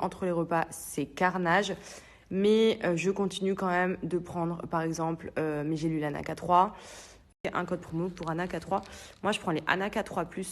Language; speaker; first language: French; native; French